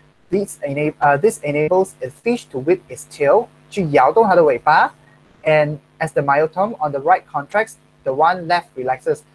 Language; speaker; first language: English; non-native, local second language; Chinese